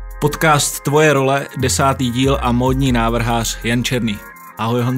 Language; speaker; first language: Czech; native; Czech